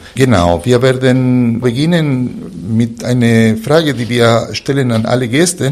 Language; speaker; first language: German; non-native, fluent; Spanish